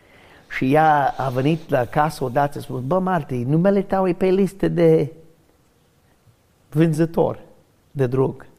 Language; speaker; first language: Romanian; non-native, learner; English